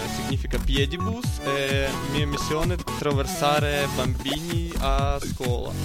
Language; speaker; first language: Italian; non-native, learner; Ukrainian